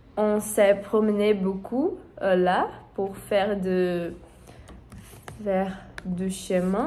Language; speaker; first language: French; non-native, learner; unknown